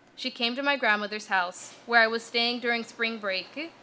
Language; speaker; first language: English; native; English